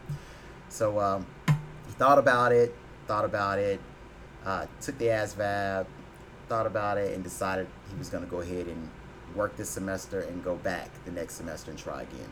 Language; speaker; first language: English; native; English